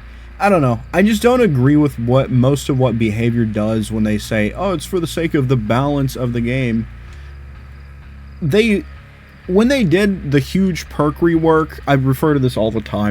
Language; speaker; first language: English; native; English